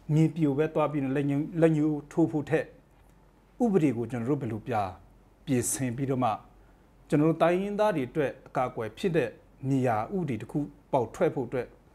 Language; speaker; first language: Burmese; non-native, local second language; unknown